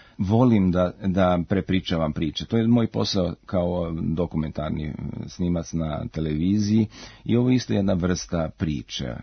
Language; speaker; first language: Serbian; early bilingual, heritage; Serbian